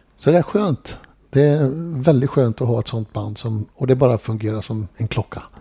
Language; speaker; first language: Swedish; native; Swedish